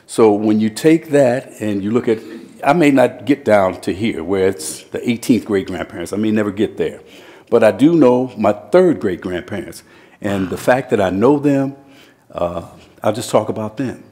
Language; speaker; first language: English; native; English